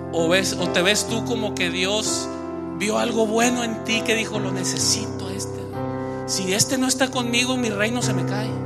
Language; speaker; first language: Spanish; native; Spanish